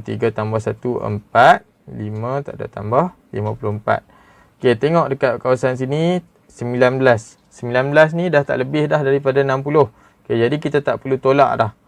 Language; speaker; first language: Malay; native; Malay